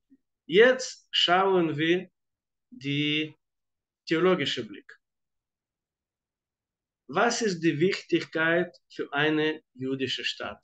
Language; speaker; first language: German; non-native, fluent; Hebrew